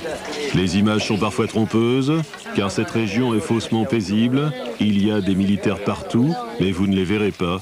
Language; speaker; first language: French; native; French